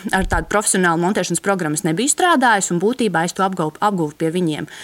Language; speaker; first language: Latvian; native; Latvian